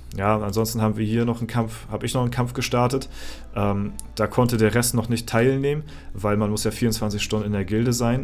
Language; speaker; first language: German; native; German